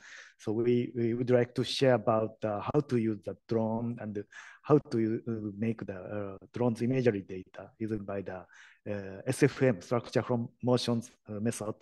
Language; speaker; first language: English; non-native, learner; Japanese